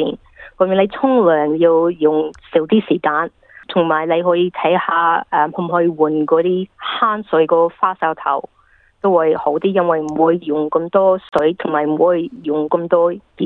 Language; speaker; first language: Cantonese; early bilingual, heritage; English